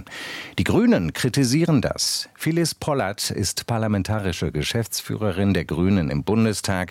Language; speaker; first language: German; native; German